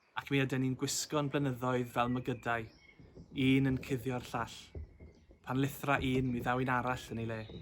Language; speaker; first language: Welsh; native; Welsh